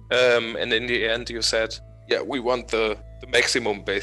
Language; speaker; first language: English; non-native, fluent; German